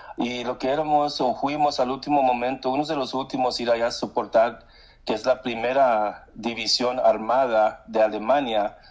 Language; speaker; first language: Spanish; early bilingual, heritage; Spanish